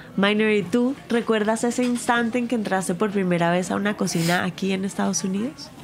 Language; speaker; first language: Spanish; native; Spanish